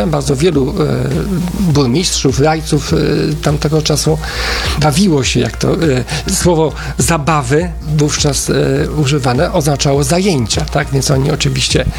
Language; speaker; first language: Polish; native; Polish